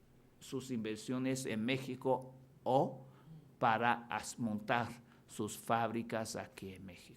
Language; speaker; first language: Spanish; non-native, fluent; Chinese